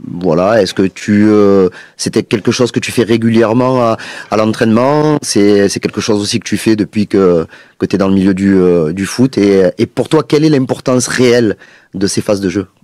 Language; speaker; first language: French; native; French